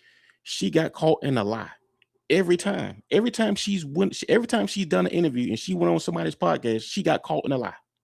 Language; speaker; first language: English; native; English